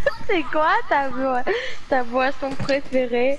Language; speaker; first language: French; native; French